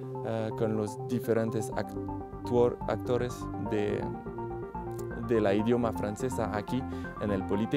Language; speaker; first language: Spanish; non-native, learner; French